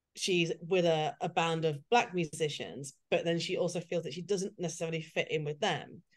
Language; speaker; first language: English; native; English